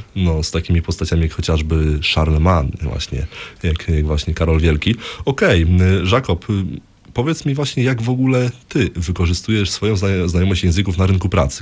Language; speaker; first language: Polish; native; Polish